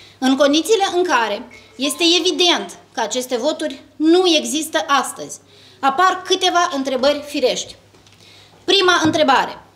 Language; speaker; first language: Romanian; native; Romanian